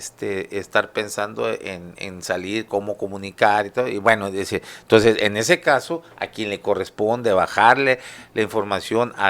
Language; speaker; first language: Spanish; native; Spanish